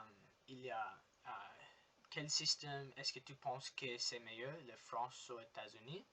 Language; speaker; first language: French; non-native, learner; English